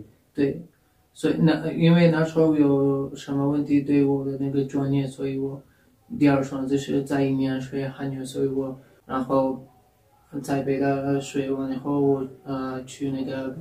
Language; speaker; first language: Chinese; non-native, fluent; Pashto